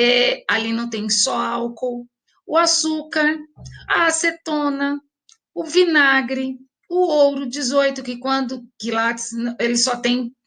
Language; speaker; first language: Portuguese; native; Portuguese